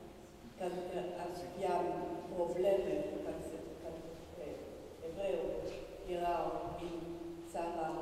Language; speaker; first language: Romanian; non-native, learner; Hebrew